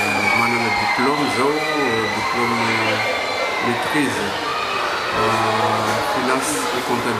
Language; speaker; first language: French; non-native, local second language; Malagasy